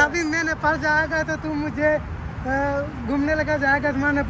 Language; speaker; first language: Hindi; non-native, learner; Bangla